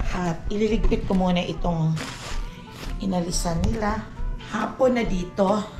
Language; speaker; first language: Filipino; non-native, local second language; Aklanon